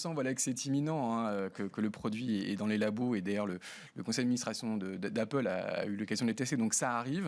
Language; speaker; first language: French; native; French